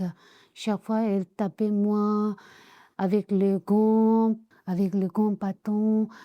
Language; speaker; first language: French; non-native, learner; Tibetan